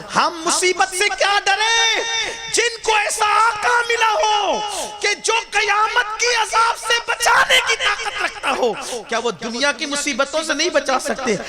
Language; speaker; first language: Urdu; native; Urdu